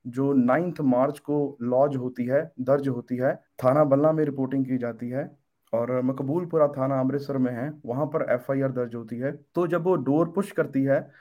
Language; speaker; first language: Hindi; native; Hindi